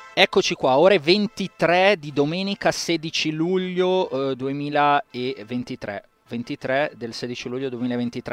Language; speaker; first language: Italian; native; Italian